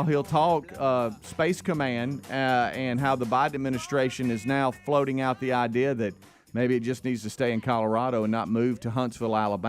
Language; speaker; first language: English; native; English